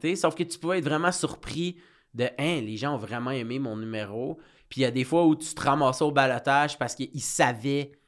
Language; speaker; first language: French; native; French